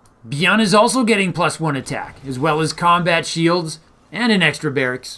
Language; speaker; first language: English; native; English